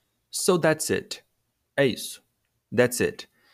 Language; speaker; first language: English; non-native, fluent; Portuguese